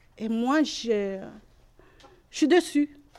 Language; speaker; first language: French; non-native, learner; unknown